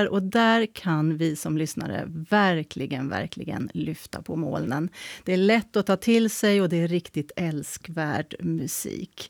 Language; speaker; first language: Swedish; native; Swedish